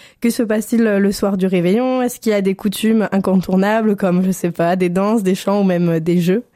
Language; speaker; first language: French; native; French